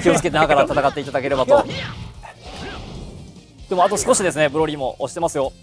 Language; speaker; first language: Japanese; native; Japanese